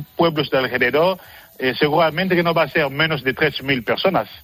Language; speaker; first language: Spanish; non-native, fluent; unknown